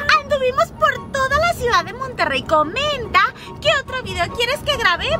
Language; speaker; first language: Spanish; native; Spanish